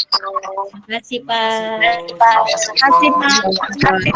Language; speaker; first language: Indonesian; native; Indonesian